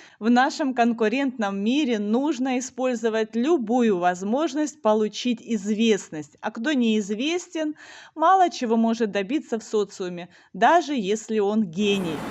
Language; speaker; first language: Russian; native; Russian